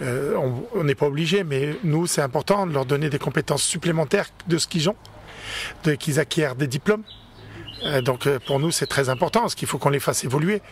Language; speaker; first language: French; native; French